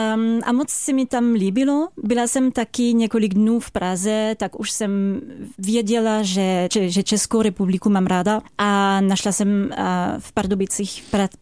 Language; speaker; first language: Czech; non-native, fluent; French